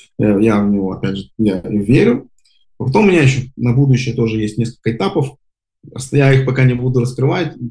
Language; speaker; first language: Russian; native; Russian